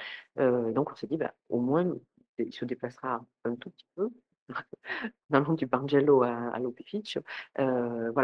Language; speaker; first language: French; native; French